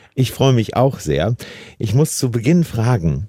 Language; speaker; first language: German; native; German